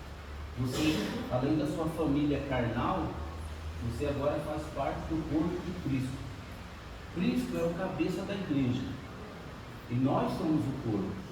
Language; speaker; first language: Portuguese; native; Portuguese